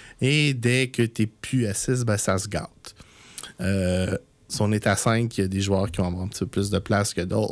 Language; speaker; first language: French; native; French